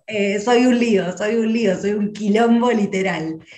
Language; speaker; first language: Spanish; native; Spanish